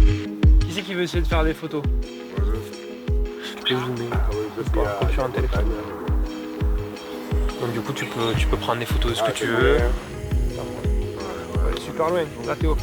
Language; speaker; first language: French; native; French